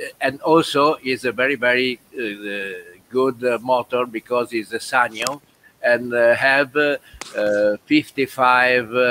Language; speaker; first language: English; non-native, learner; Italian